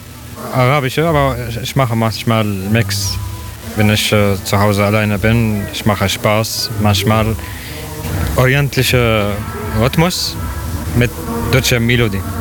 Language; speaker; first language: German; non-native, learner; Arabic